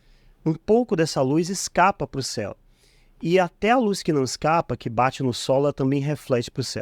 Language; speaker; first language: Portuguese; native; Portuguese